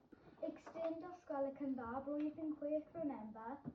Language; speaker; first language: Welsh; non-native, local second language; English